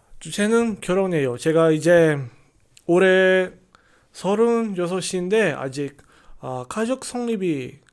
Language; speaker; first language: Korean; non-native, learner; Chinese